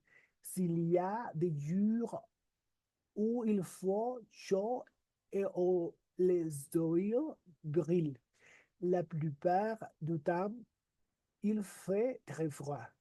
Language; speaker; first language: French; non-native, learner; Spanish